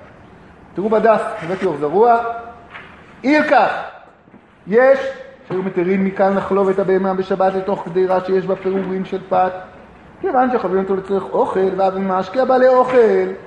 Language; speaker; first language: Hebrew; native; Hebrew